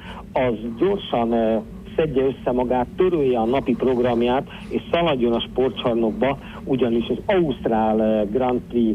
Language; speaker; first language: Hungarian; native; Hungarian